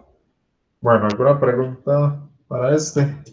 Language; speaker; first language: Spanish; native; Spanish